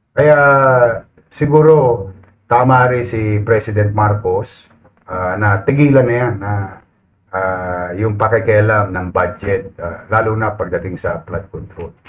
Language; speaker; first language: Filipino; native; Filipino